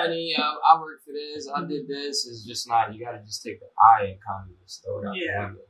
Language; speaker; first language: English; native; English